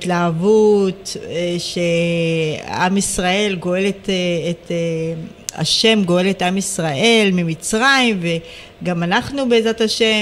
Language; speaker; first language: Hebrew; early bilingual, other home language; Amharic